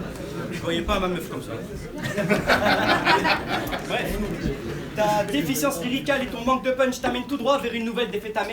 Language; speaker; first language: French; native; French